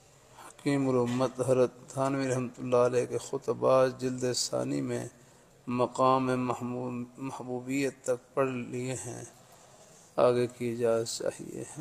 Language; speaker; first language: Urdu; native; Urdu